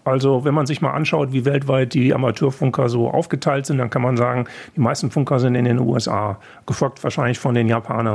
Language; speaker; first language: German; native; German